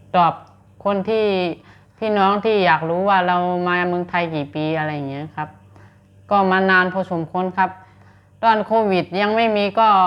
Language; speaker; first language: Thai; non-native, fluent; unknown